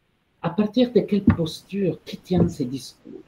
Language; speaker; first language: French; non-native, fluent; Italian